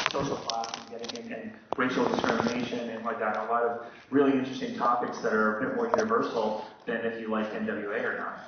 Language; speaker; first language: English; native; English